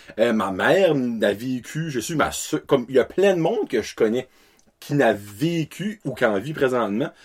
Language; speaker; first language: French; native; French